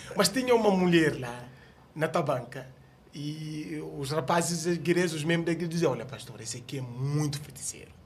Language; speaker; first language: Portuguese; non-native, local second language; Upper Guinea Crioulo